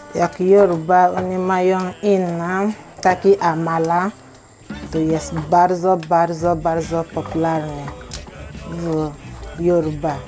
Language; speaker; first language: Polish; non-native, learner; Igbo